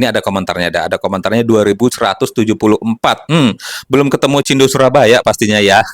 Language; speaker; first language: Indonesian; native; Indonesian